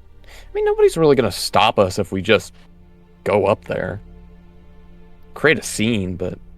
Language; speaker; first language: English; native; English